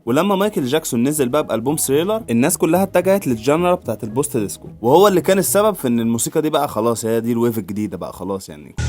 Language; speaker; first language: Arabic; native; Arabic